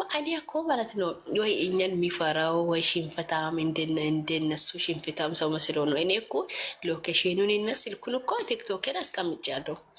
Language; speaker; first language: Amharic; native; Amharic